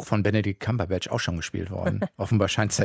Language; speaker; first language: German; native; German